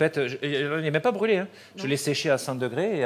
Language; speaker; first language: French; native; French